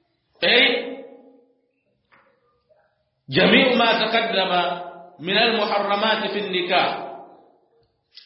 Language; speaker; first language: Arabic; non-native, fluent; Swahili